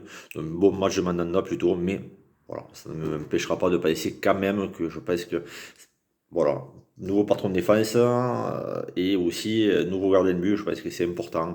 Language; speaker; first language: French; native; French